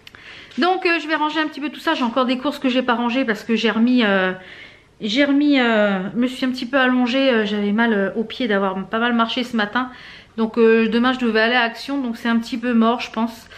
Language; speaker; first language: French; native; French